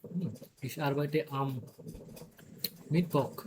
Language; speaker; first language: German; non-native, fluent; Bangla